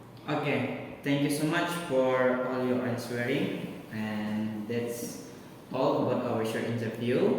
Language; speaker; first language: English; non-native, learner; Indonesian